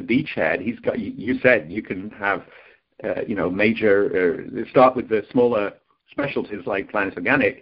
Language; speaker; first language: English; native; English